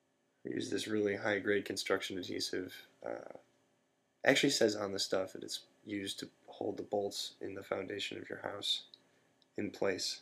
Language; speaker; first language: English; native; English